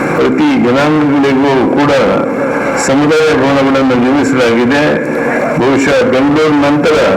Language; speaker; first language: Kannada; native; Kannada